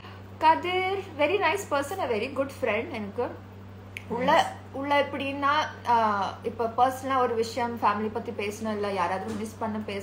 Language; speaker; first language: Tamil; non-native, learner; Malayalam